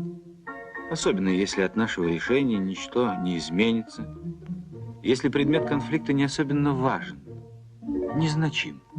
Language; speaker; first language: Russian; native; Russian